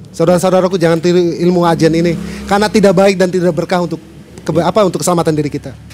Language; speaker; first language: Indonesian; non-native, local second language; Sundanese